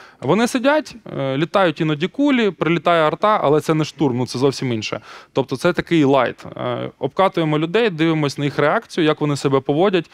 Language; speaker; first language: Ukrainian; non-native, local second language; Russian